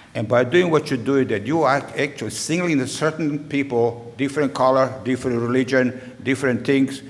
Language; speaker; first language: English; non-native, learner; Serbian